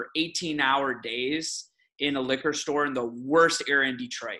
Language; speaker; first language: English; early bilingual, other home language; Aramaic